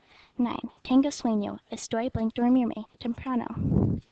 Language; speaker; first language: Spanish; non-native, learner; English